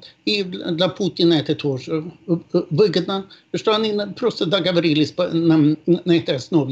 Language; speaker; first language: Russian; non-native, fluent; Swedish